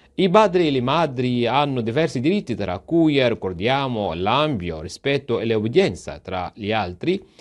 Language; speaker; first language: Italian; non-native, fluent; Arabic